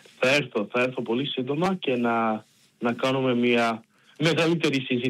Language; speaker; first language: Greek; early bilingual, heritage; Greek